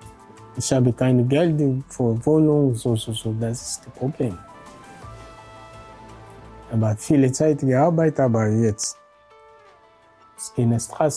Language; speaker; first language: German; non-native, local second language; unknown